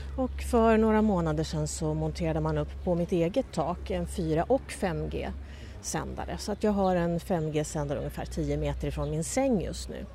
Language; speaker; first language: Swedish; native; Swedish